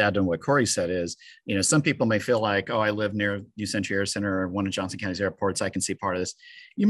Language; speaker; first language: English; native; English